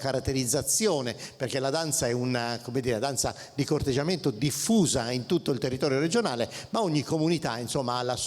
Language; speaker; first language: Italian; native; Italian